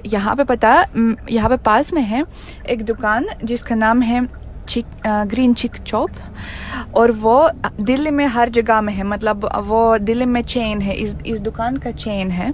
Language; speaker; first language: Hindi; non-native, fluent; Russian